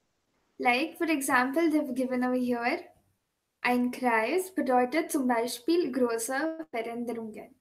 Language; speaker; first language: German; non-native, learner; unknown